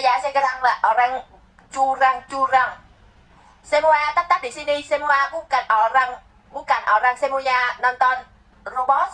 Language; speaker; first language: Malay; non-native, learner; Vietnamese